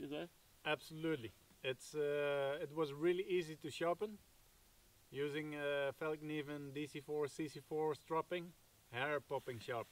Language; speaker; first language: English; non-native, fluent; Swedish